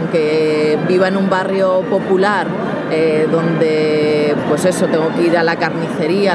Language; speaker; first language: Spanish; native; Spanish